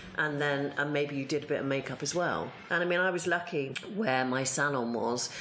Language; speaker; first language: English; native; English